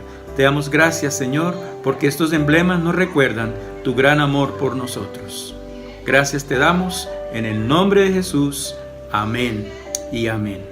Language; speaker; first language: Spanish; native; Spanish